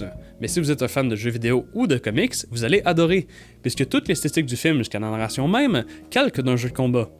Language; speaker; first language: French; native; French